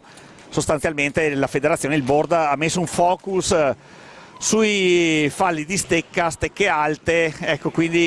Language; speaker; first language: Italian; native; Italian